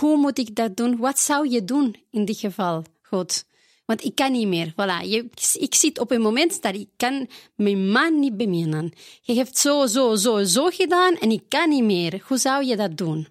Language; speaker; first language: Dutch; non-native, fluent; Spanish